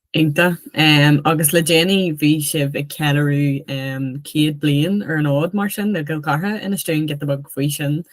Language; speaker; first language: Irish; native; Irish